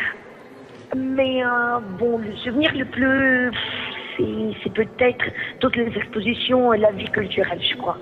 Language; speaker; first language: French; non-native, fluent; Greek